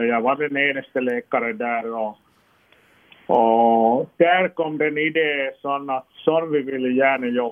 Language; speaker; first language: Swedish; non-native, local second language; Finnish